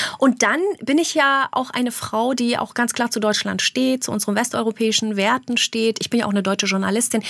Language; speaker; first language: German; early bilingual, other home language; Albanian